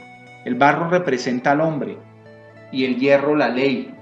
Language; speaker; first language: Spanish; native; Spanish